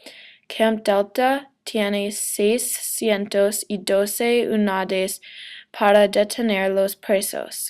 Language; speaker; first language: Spanish; non-native, learner; English